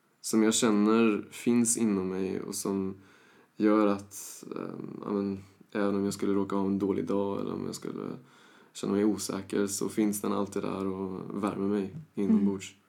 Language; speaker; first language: Swedish; early bilingual, other home language; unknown